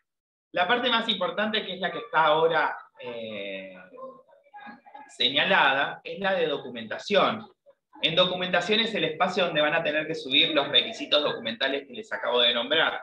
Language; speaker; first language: Spanish; native; Spanish